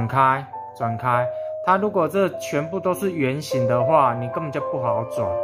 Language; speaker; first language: Chinese; native; Chinese